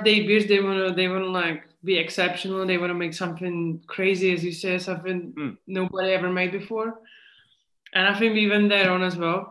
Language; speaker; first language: English; non-native, fluent; Czech